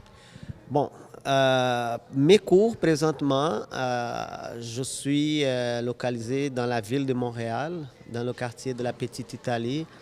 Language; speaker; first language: French; non-native, fluent; Portuguese